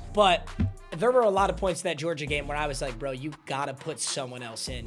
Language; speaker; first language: English; native; English